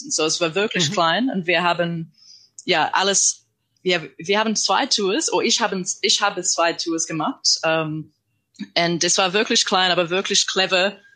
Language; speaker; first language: German; non-native, learner; English